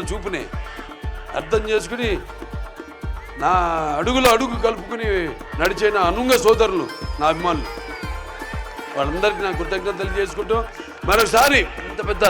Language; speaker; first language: Telugu; native; Telugu